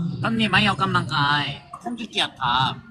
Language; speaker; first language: Thai; non-native, learner; Korean